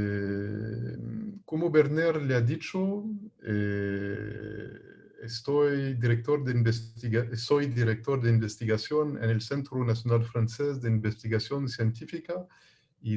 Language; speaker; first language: Spanish; non-native, fluent; French